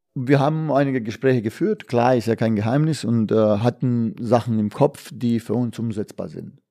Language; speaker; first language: German; non-native, fluent; Bosnian